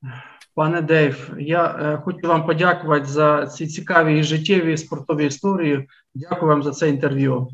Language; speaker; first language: Ukrainian; native; Ukrainian